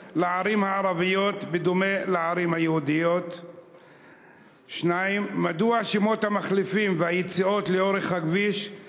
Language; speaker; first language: Hebrew; non-native, local second language; Arabic